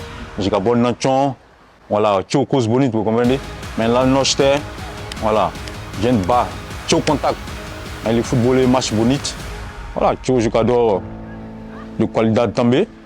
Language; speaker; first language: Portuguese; non-native, learner; French